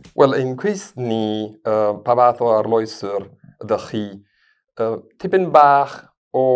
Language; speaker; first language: Welsh; non-native, learner; Spanish